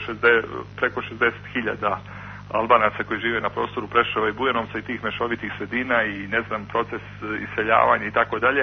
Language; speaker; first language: Croatian; native; Croatian